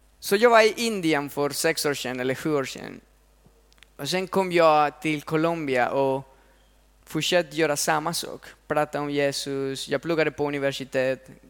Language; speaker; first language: Swedish; non-native, fluent; Spanish